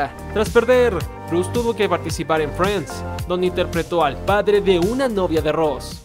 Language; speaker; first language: Spanish; native; Spanish